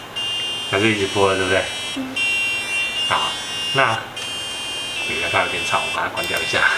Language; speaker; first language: Chinese; native; Chinese